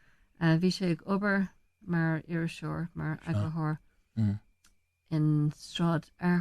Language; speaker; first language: Irish; non-native, local second language; English